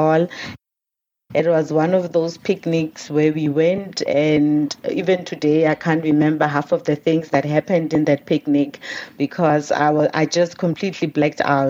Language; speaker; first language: English; non-native, local second language; Tswana